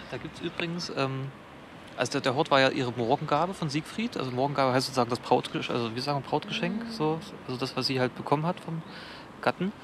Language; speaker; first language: German; native; German